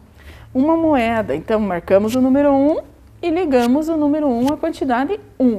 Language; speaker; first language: Portuguese; native; Portuguese